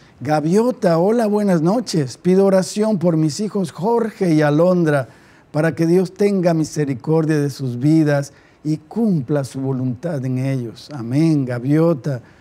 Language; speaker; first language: Spanish; native; Spanish